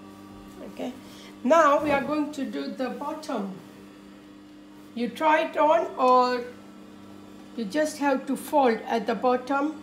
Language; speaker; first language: English; non-native, fluent; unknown